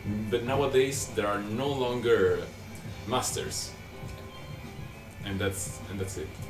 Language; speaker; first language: English; non-native, fluent; Italian